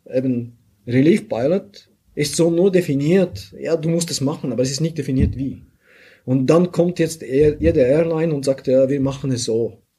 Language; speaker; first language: German; non-native, fluent; Bulgarian